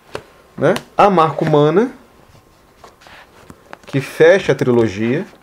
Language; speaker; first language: Portuguese; native; Portuguese